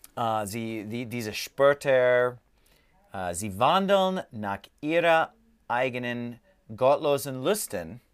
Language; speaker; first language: German; non-native, learner; English